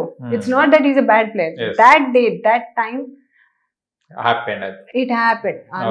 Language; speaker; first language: Telugu; non-native, learner; Hindi